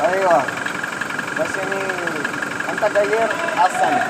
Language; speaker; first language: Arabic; non-native, learner; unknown